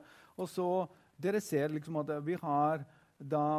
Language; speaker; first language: Norwegian; non-native, fluent; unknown